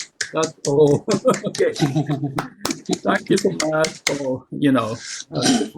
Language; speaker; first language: English; non-native, learner; Japanese